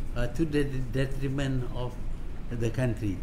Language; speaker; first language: English; non-native, local second language; Malay